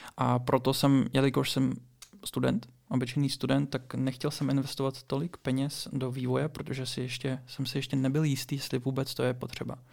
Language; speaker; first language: Czech; early bilingual, other home language; Russian